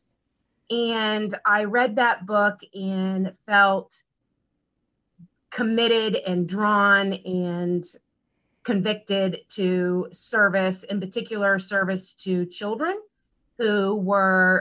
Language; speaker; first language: English; native; English